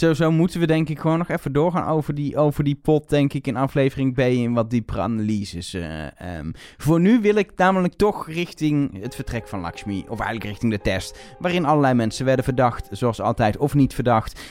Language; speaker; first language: Dutch; native; Dutch